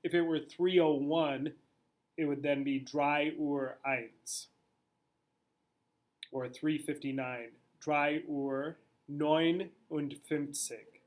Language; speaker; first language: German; non-native, fluent; English